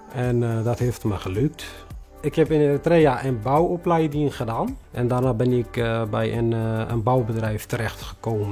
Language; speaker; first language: Dutch; non-native, fluent; Tigrinya